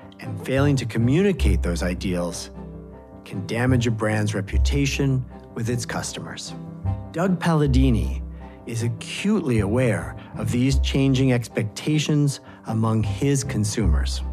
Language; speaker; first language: English; native; English